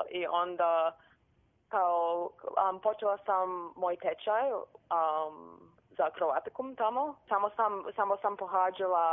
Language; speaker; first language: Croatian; early bilingual, heritage; Croatian